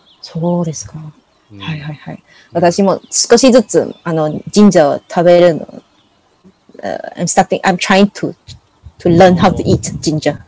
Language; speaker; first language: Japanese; non-native, learner; English